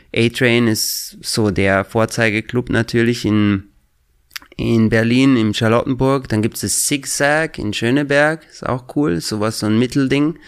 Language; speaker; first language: German; native; German